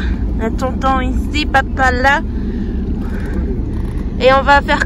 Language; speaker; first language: French; native; French